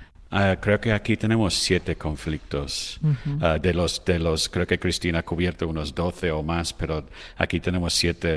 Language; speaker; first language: Spanish; non-native, fluent; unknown